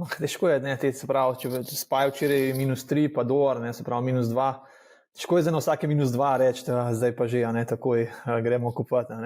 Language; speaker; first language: Slovenian; native; Slovenian